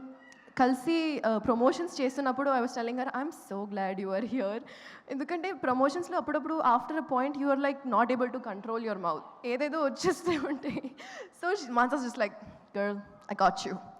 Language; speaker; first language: Telugu; non-native, fluent; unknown